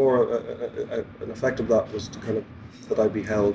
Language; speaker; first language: English; native; English